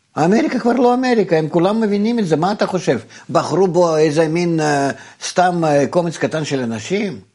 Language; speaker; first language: Hebrew; non-native, fluent; Russian